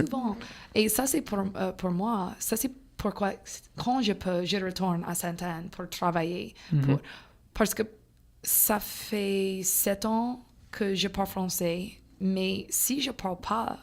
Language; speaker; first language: French; non-native, fluent; English